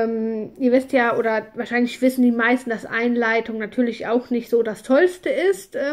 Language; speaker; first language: German; native; German